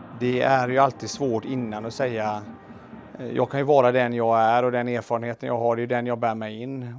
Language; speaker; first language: Swedish; native; Swedish